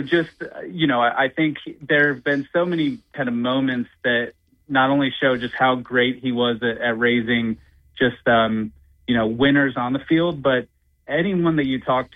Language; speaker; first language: English; native; English